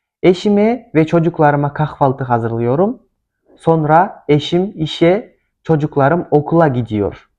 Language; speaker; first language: Turkish; non-native, fluent; Kyrgyz